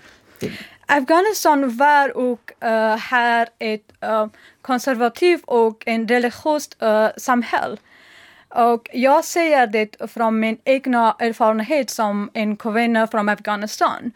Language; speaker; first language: Swedish; non-native, learner; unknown